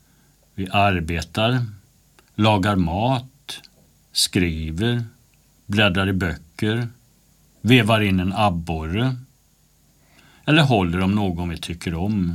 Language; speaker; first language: Swedish; native; Swedish